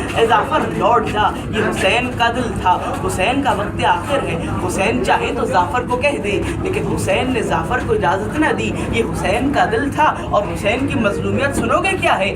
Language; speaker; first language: Urdu; native; Urdu